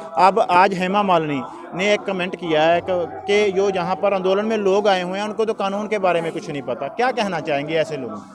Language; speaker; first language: Hindi; non-native, local second language; Punjabi